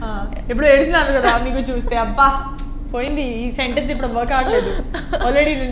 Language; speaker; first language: Telugu; non-native, learner; Gujarati